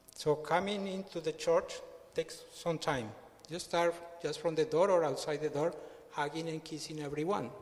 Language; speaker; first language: English; non-native, fluent; Spanish